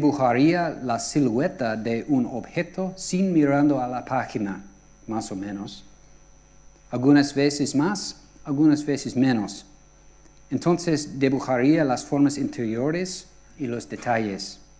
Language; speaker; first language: Spanish; non-native, fluent; English